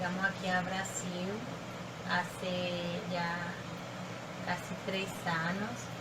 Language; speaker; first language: Portuguese; non-native, learner; Spanish